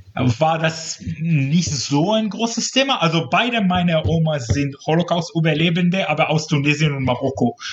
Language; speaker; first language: German; non-native, fluent; Hebrew